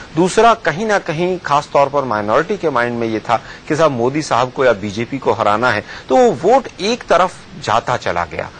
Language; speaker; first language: Hindi; native; Hindi